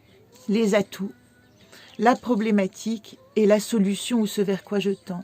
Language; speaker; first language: French; native; French